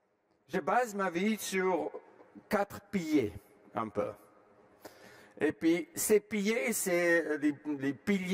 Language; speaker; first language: French; non-native, fluent; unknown